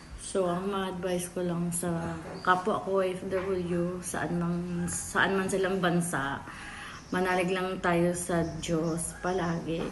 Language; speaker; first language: Filipino; non-native, local second language; Cebuano